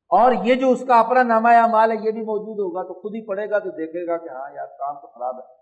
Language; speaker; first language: Urdu; non-native, local second language; Punjabi